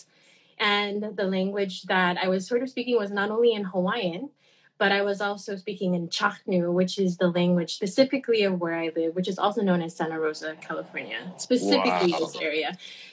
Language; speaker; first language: English; native; English